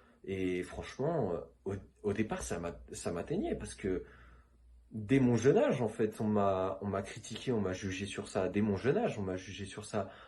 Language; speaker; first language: French; native; French